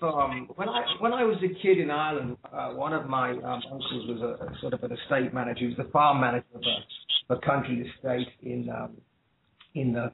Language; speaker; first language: English; native; English